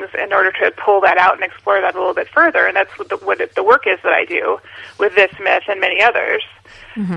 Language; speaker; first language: English; native; English